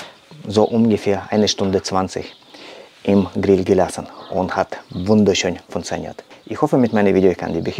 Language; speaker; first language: German; non-native, learner; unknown